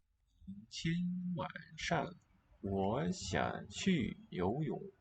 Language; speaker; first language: Chinese; non-native, learner; English